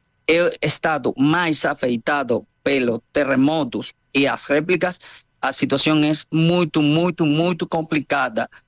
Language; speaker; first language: Portuguese; non-native, fluent; Spanish